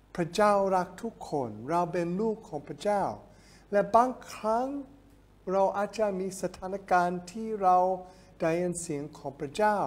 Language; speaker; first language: Thai; non-native, fluent; English